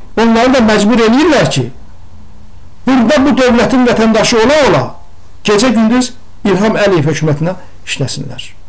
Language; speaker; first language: Azerbaijani; non-native, local second language; Talysh